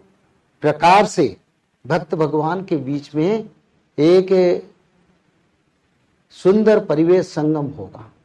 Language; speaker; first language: Hindi; non-native, local second language; Odia